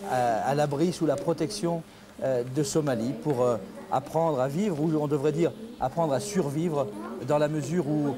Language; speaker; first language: French; native; French